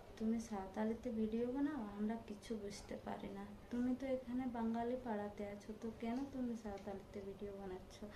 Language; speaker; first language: Bangla; non-native, local second language; Santali